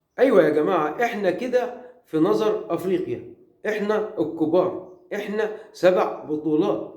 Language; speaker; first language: Arabic; native; Arabic